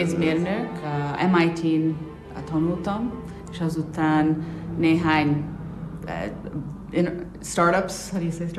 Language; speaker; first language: Hungarian; early bilingual, heritage; English